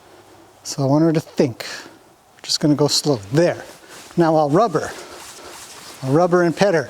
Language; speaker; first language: English; native; English